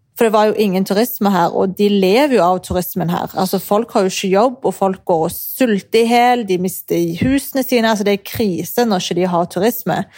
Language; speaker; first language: Norwegian; early bilingual, other home language; Arabic